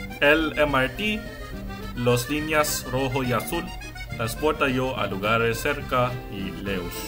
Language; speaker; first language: Spanish; non-native, learner; English